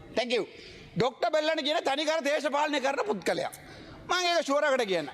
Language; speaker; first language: Sinhala; non-native, local second language; Tamil